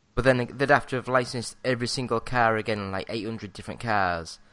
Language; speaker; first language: English; native; English